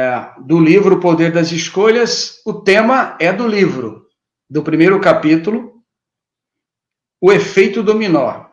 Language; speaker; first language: Portuguese; native; Portuguese